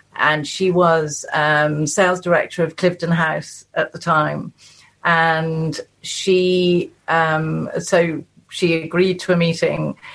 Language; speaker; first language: English; native; English